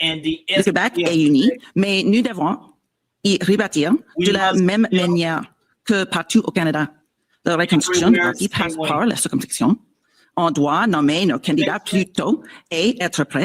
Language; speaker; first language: French; non-native, learner; English